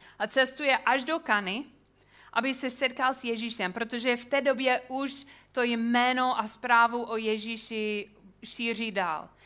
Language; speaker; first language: Czech; non-native, fluent; English